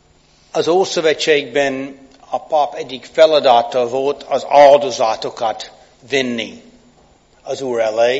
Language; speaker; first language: Hungarian; non-native, fluent; English